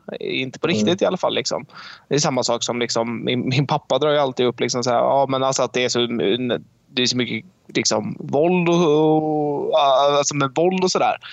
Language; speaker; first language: Swedish; native; Swedish